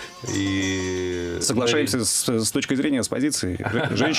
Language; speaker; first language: Russian; native; Russian